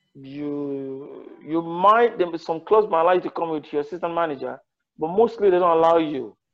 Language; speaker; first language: English; non-native, local second language; Yoruba